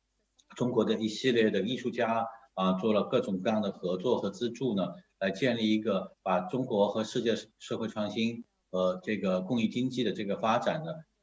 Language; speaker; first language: Chinese; native; Chinese